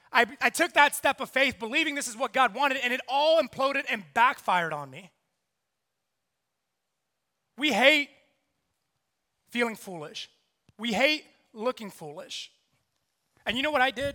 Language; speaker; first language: English; native; English